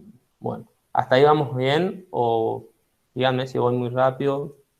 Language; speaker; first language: Spanish; native; Spanish